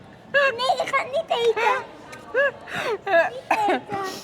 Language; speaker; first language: Dutch; early bilingual, other home language; Persian